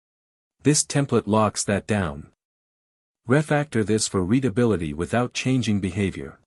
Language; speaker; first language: English; native; English